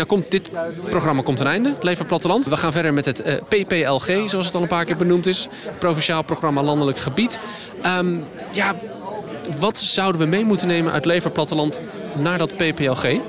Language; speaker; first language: Dutch; native; Dutch